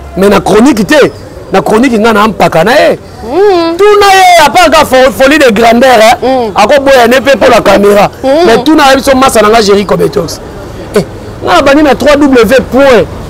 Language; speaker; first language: Lingala; non-native, local second language; Luba-Lulua